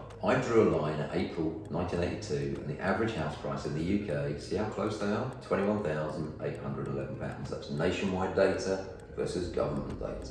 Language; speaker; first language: English; native; English